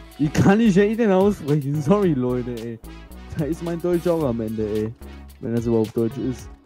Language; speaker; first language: German; early bilingual, other home language; Turkish